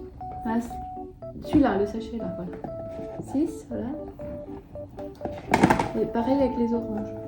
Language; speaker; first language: French; native; French